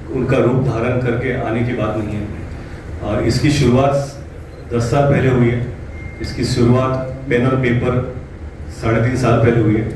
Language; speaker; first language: Hindi; non-native, local second language; Marathi